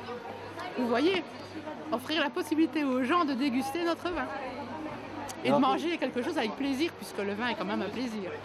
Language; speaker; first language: French; native; French